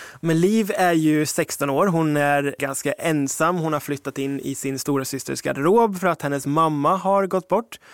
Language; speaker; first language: Swedish; early bilingual, other home language; English